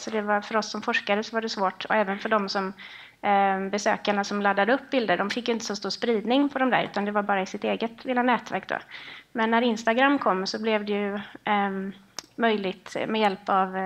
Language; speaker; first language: Swedish; native; Swedish